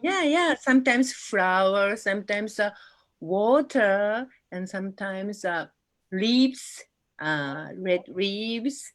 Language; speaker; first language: English; non-native, learner; Japanese